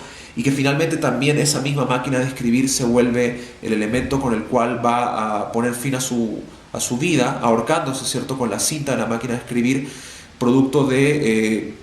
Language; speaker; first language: Spanish; native; Spanish